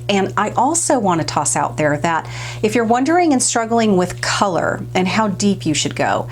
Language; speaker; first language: English; native; English